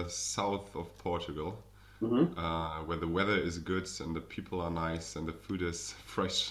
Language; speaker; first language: English; non-native, fluent; German